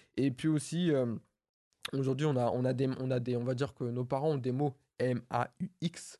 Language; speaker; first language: French; native; French